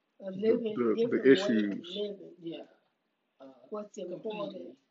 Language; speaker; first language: English; native; English